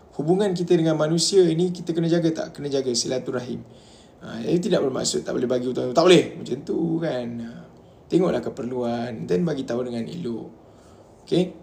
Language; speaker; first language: Malay; native; Malay